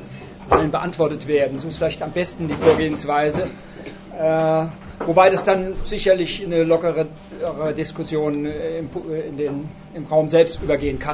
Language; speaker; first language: German; native; German